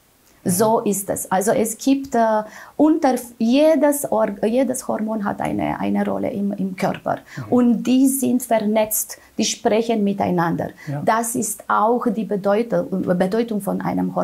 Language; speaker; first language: German; non-native, fluent; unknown